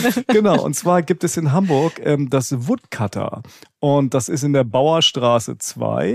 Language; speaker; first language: German; native; German